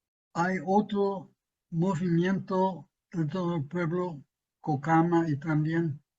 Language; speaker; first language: Spanish; non-native, fluent; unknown